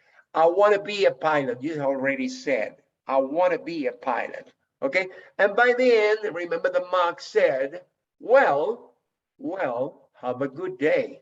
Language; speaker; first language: English; non-native, fluent; Spanish